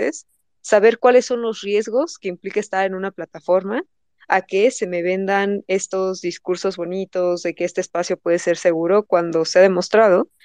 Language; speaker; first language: Spanish; native; Spanish